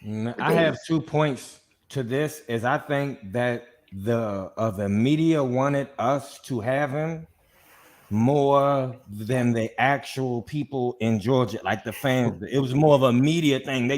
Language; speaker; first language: English; native; English